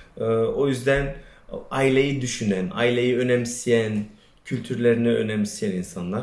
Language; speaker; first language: Turkish; early bilingual, other home language; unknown